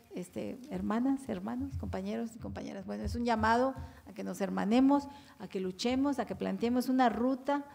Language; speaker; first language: Spanish; native; Spanish